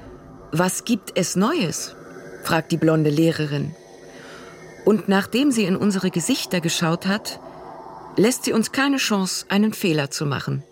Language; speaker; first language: German; non-native, fluent; Russian